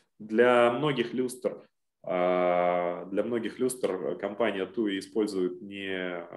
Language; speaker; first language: Russian; native; Russian